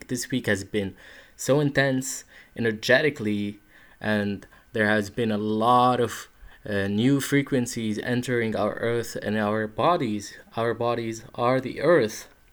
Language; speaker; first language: English; non-native, fluent; Arabic